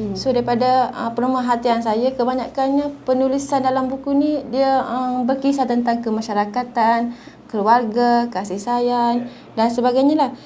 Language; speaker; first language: Malay; native; Malay